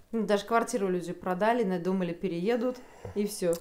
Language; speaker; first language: Russian; native; Russian